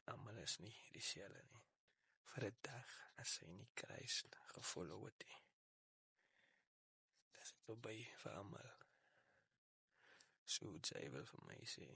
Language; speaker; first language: Dutch; non-native, learner; Afrikaans